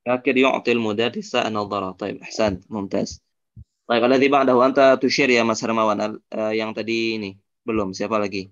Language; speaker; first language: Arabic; non-native, fluent; Indonesian